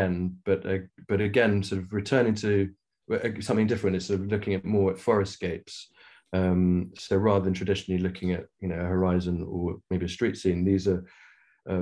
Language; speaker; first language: English; native; English